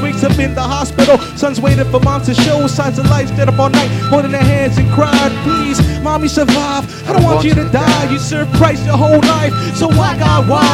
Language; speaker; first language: English; early bilingual, other home language; Spanish